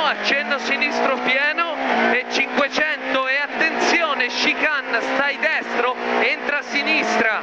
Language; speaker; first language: Italian; native; Italian